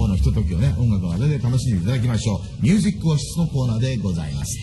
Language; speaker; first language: Japanese; native; Japanese